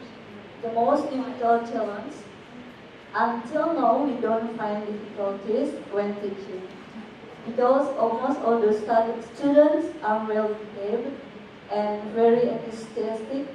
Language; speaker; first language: English; non-native, learner; Indonesian